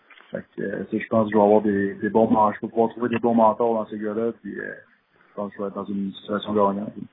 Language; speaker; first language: French; native; French